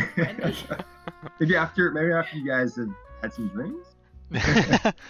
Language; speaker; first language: English; native; English